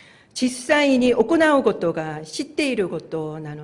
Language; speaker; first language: Japanese; non-native, fluent; Korean